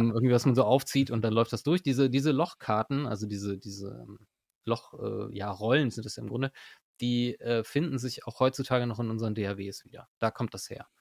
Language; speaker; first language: German; native; German